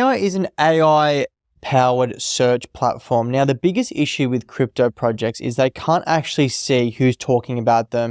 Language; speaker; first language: English; native; English